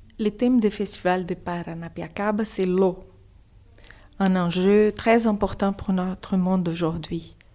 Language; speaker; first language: French; non-native, fluent; Portuguese